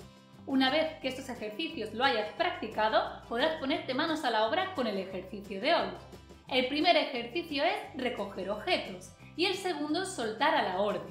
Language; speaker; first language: Spanish; native; Spanish